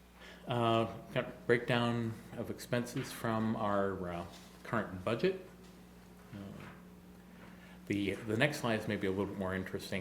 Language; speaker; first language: English; native; English